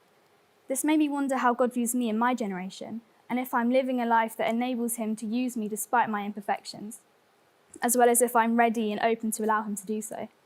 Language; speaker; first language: English; native; English